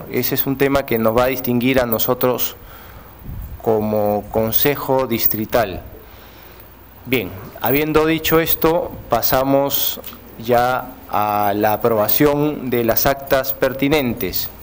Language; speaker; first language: Spanish; native; Spanish